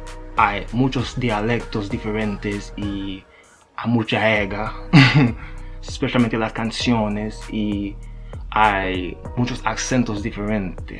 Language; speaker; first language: Spanish; non-native, learner; Haitian Creole